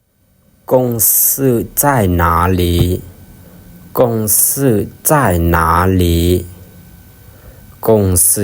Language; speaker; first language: Chinese; non-native, fluent; Lao